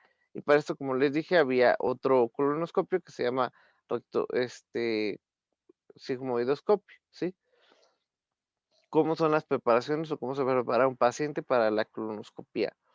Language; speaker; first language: Spanish; native; Spanish